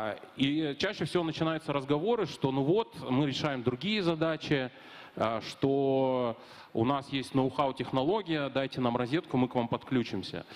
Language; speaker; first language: Russian; native; Russian